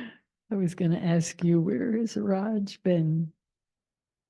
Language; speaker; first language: English; native; English